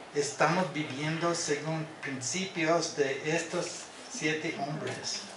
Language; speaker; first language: Spanish; non-native, learner; English